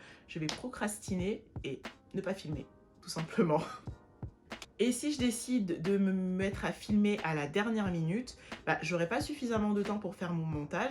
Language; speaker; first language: French; native; French